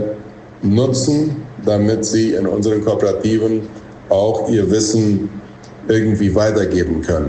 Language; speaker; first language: German; non-native, local second language; Plautdietsch